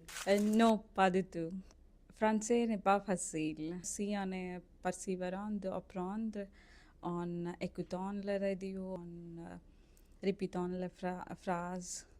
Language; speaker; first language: French; non-native, learner; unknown